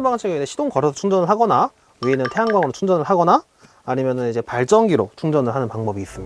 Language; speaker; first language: Korean; native; Korean